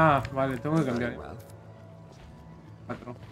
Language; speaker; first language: Spanish; native; Spanish